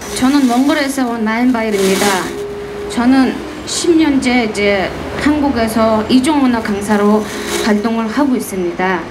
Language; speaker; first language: Korean; non-native, fluent; Mongolian